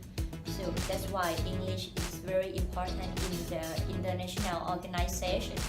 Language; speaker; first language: English; non-native, fluent; Thai